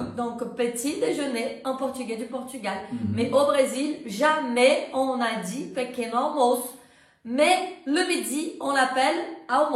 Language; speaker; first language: French; non-native, fluent; Portuguese